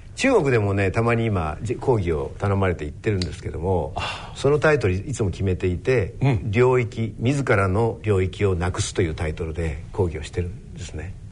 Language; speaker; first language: Japanese; native; Japanese